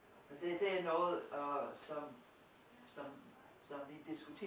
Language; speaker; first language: Danish; non-native, fluent; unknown